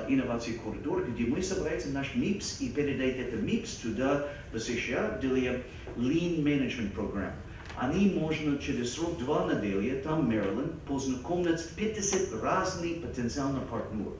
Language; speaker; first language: Russian; non-native, fluent; English